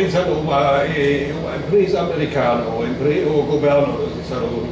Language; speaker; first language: Portuguese; non-native, fluent; German